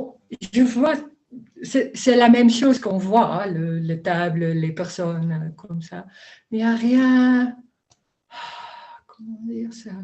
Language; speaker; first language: French; non-native, learner; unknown